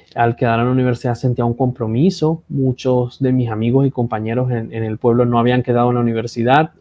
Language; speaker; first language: Spanish; native; Spanish